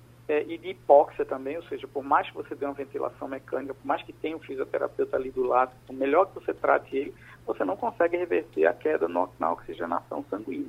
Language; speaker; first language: Portuguese; native; Portuguese